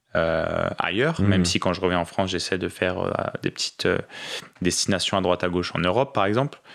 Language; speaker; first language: French; native; French